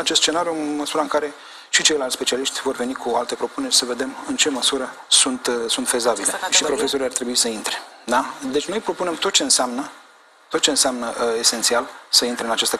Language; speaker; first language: Romanian; native; Romanian